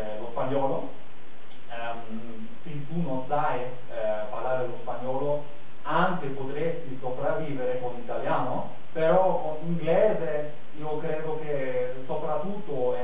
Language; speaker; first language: Italian; non-native, fluent; German